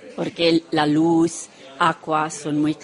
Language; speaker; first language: Spanish; non-native, learner; Romanian